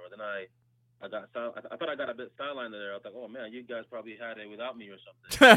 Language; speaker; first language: English; early bilingual, other home language; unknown